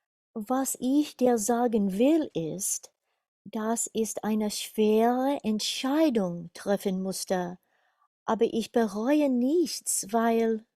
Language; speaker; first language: German; non-native, learner; English